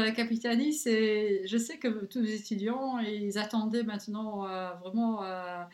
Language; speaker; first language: French; non-native, local second language; Luxembourgish